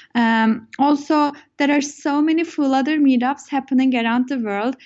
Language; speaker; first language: English; non-native, fluent; Turkish